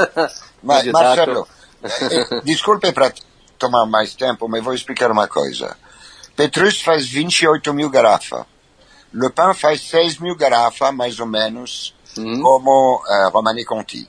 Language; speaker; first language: Portuguese; non-native, fluent; French